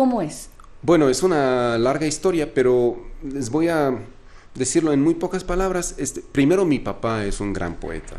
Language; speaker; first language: Spanish; non-native, fluent; Arabic